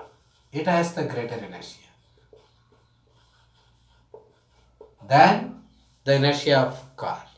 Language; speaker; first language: English; non-native, local second language; Tamil